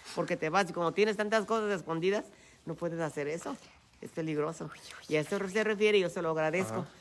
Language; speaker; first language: Spanish; native; Spanish